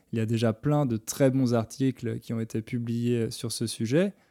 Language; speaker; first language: French; native; French